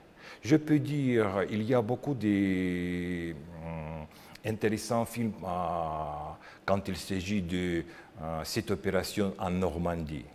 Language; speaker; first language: French; non-native, learner; Russian